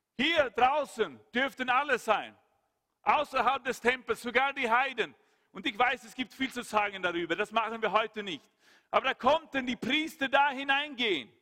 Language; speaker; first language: German; non-native, fluent; Swedish